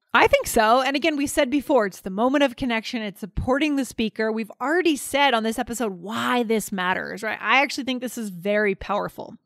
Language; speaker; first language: English; native; English